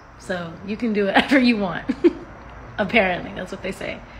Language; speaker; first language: English; early bilingual, other home language; Spanish